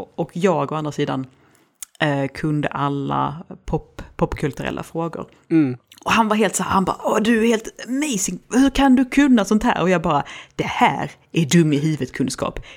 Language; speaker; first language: Swedish; native; Swedish